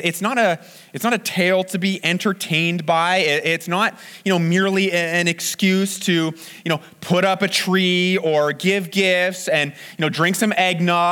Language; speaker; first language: English; native; English